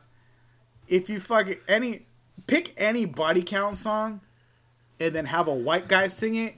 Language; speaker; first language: English; native; English